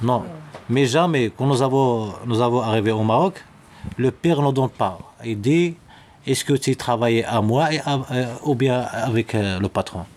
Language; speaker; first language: French; non-native, learner; Arabic